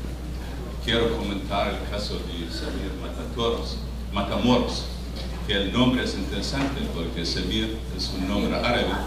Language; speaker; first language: Spanish; non-native, fluent; Arabic